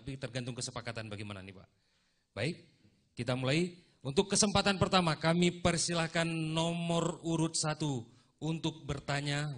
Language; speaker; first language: Indonesian; native; Indonesian